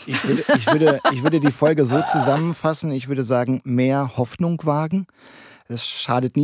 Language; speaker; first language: German; native; German